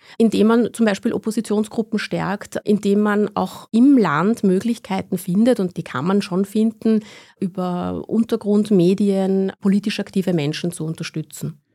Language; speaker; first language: German; early bilingual, other home language; Persian